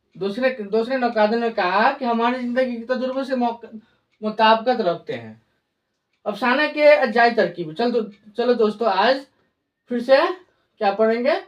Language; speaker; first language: Hindi; native; Hindi